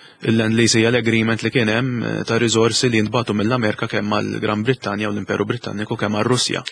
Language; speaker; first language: Maltese; native; Maltese